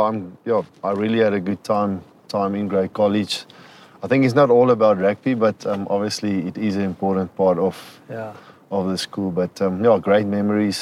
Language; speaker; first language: English; non-native, local second language; Afrikaans